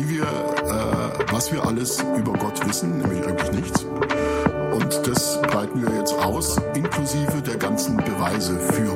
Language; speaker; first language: German; native; German